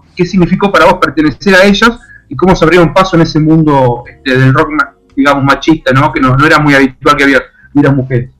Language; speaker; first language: Spanish; native; Spanish